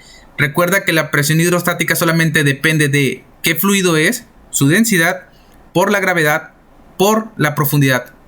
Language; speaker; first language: Spanish; native; Spanish